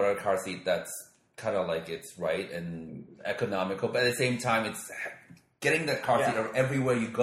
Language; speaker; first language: English; non-native, local second language; Cantonese